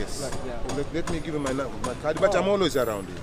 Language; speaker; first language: English; non-native, local second language; Swahili